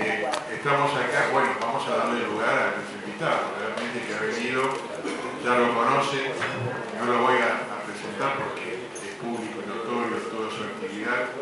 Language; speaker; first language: Spanish; native; Spanish